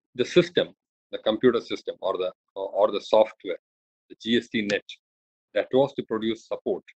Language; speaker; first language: English; non-native, local second language; Malayalam